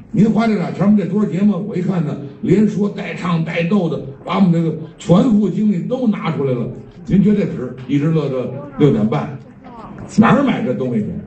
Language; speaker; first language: Chinese; native; Chinese